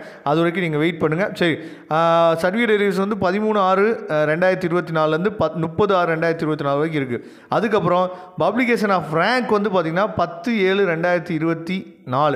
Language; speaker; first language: Tamil; native; Tamil